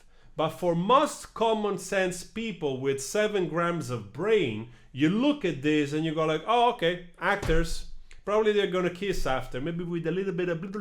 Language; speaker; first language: English; non-native, fluent; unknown